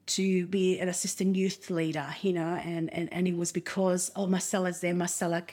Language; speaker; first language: English; non-native, fluent; Spanish